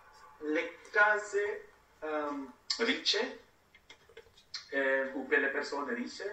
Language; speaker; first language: Italian; non-native, learner; English